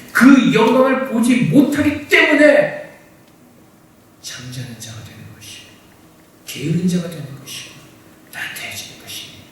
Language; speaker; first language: Korean; native; Korean